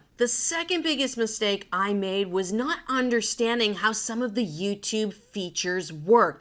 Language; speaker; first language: English; native; English